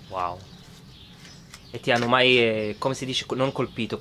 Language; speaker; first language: Italian; non-native, fluent; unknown